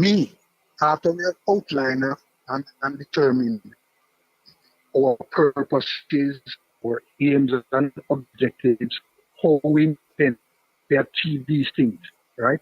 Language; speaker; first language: English; non-native, local second language; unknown